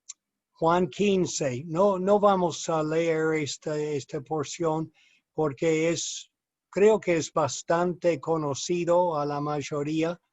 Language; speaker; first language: Spanish; non-native, fluent; English